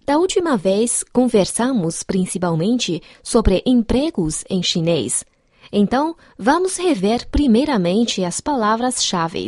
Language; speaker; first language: Portuguese; non-native, fluent; Chinese